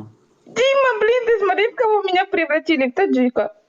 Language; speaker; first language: Russian; native; Russian